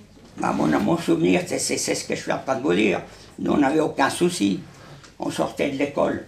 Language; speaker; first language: French; early bilingual, other home language; Spanish